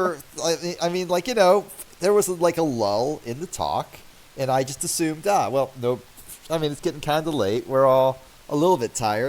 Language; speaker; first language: English; native; English